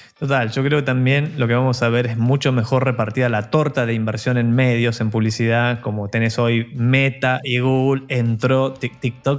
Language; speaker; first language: Spanish; native; Spanish